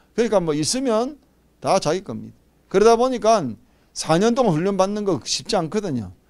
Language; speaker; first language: Korean; native; Korean